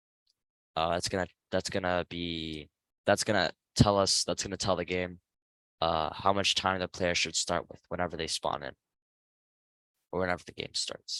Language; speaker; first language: English; native; English